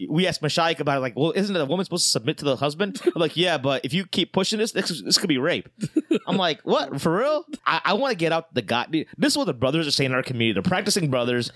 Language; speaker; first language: English; native; English